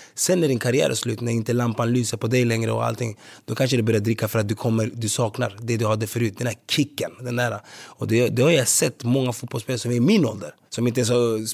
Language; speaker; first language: Swedish; early bilingual, other home language; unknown